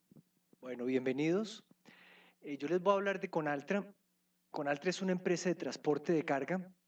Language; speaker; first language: Spanish; native; Spanish